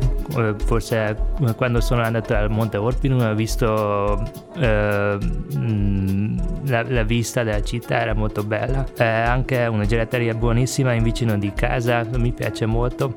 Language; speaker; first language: Italian; non-native, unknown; Hungarian